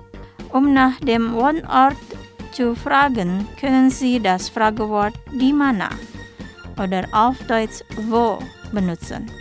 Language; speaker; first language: German; non-native, fluent; Indonesian